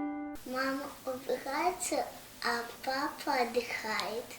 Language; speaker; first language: Russian; non-native, local second language; Yakut